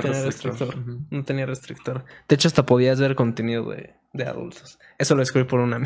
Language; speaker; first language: Spanish; native; Spanish